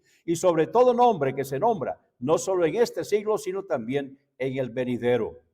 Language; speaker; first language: Spanish; native; Spanish